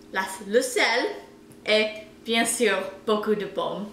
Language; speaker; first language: French; non-native, learner; English